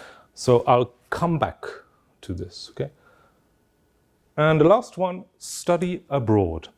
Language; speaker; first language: English; non-native, fluent; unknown